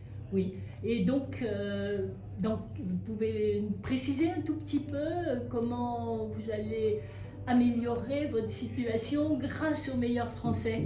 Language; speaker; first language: French; native; French